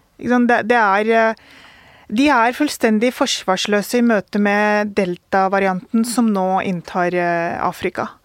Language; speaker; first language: Norwegian; early bilingual, other home language; Urdu